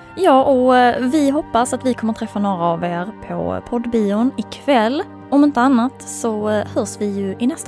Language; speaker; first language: Swedish; native; Swedish